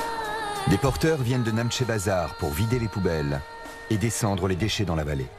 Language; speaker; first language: French; native; French